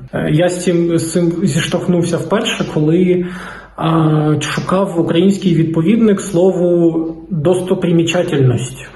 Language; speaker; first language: Ukrainian; non-native, local second language; Russian